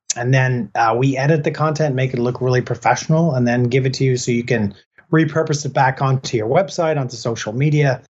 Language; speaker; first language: English; native; English